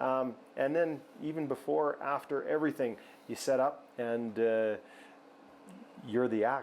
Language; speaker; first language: English; native; English